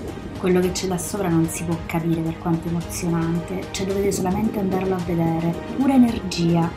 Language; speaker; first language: Italian; native; Italian